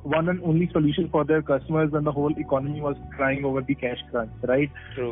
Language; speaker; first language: English; non-native, local second language; Punjabi